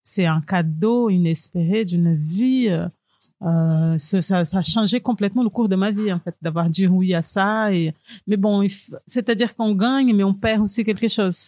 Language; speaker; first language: French; non-native, fluent; Portuguese